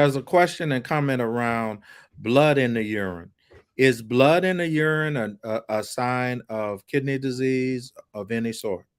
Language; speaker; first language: English; native; English